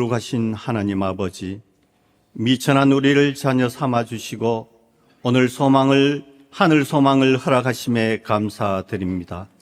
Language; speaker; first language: Korean; native; Korean